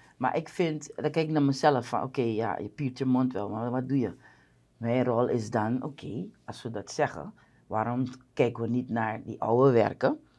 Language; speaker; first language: Dutch; native; Dutch